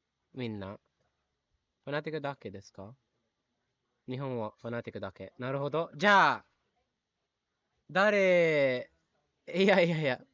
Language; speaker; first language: Japanese; non-native, learner; Filipino